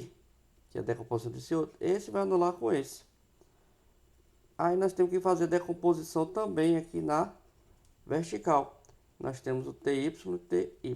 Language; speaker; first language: Portuguese; native; Portuguese